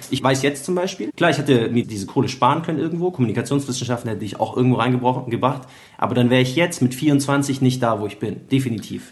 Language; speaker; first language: German; early bilingual, other home language; Arabic